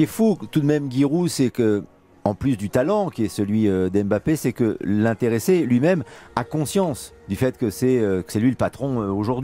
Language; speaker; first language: French; native; French